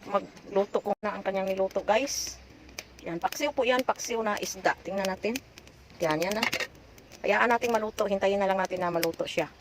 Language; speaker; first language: Filipino; non-native, local second language; Cebuano